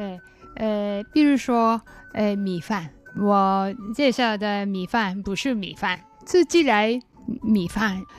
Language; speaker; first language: Chinese; non-native, learner; Japanese